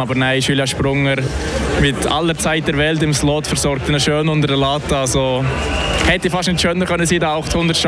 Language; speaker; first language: German; native; German